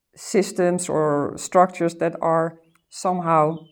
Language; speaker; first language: English; non-native, fluent; Dutch